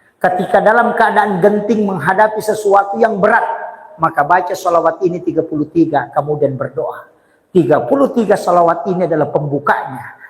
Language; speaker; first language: Indonesian; non-native, local second language; Buginese